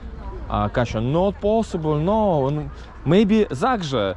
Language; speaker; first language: English; non-native, learner; Polish